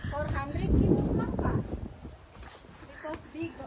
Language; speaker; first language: English; non-native, learner; Indonesian